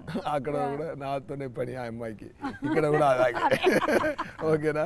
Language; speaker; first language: Telugu; non-native, fluent; Tamil